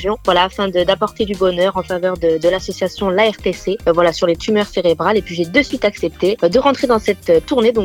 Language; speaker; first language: French; native; French